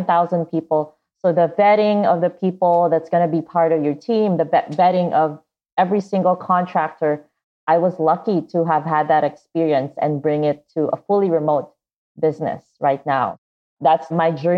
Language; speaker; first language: English; non-native, local second language; Cebuano